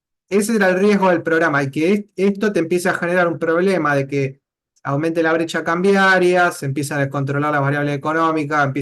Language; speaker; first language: Spanish; native; Spanish